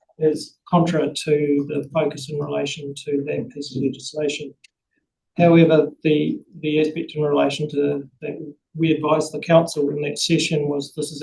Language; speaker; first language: English; native; English